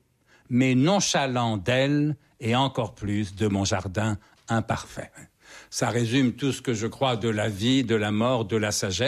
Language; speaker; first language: French; native; French